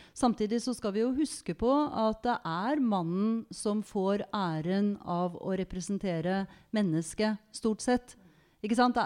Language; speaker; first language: Norwegian; native; Norwegian